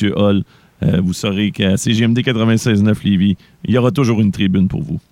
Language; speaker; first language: French; native; French